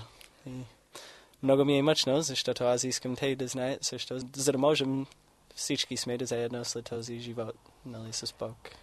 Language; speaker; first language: Bulgarian; non-native, fluent; English